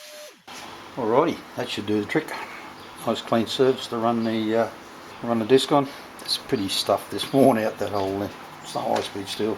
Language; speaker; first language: English; native; English